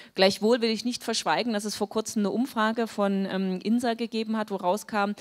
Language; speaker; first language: German; native; German